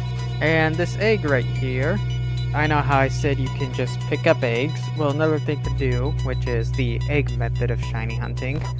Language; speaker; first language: English; native; English